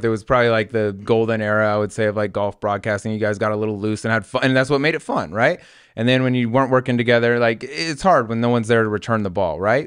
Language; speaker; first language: English; native; English